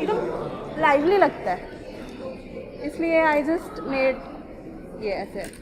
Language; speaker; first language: Hindi; native; Hindi